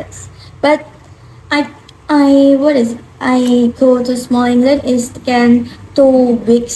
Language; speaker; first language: English; non-native, learner; Indonesian